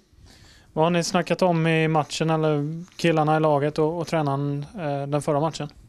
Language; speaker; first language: Swedish; native; Swedish